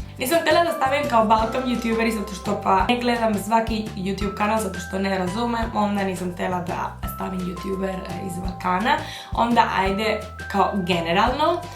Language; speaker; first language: Bosnian; early bilingual, heritage; Bosnian